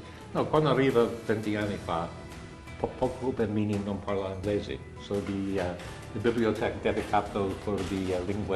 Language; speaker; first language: Italian; non-native, learner; English